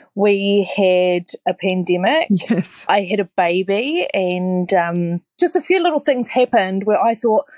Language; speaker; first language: English; native; English